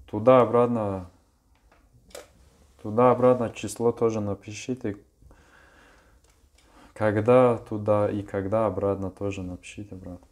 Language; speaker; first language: Russian; non-native, local second language; Tajik